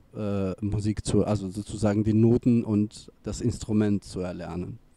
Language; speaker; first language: German; non-native, fluent; Serbian